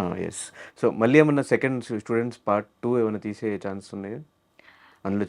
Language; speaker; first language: Telugu; native; Telugu